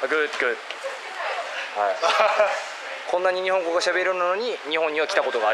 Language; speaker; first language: Japanese; native; Japanese